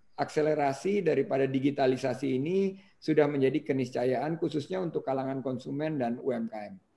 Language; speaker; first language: Indonesian; native; Indonesian